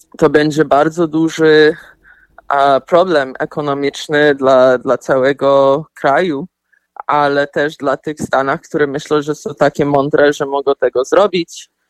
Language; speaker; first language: Polish; early bilingual, heritage; Polish